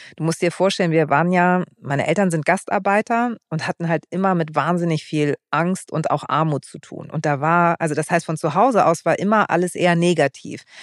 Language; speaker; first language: German; early bilingual, other home language; Greek